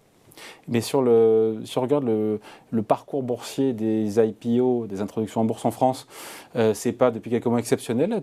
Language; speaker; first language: French; native; French